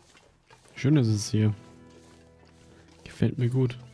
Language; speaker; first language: German; native; German